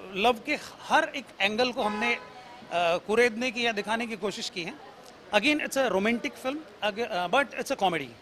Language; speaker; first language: Hindi; native; Hindi